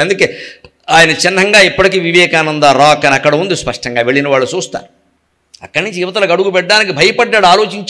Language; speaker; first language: Telugu; native; Telugu